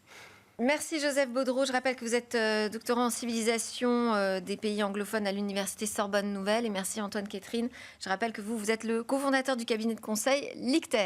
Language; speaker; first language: French; native; French